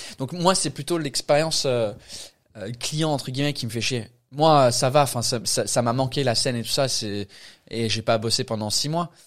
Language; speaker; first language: French; non-native, fluent; English